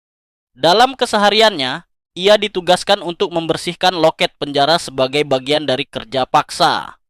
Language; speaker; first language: Indonesian; native; Indonesian